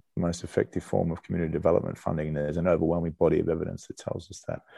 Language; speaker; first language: English; native; English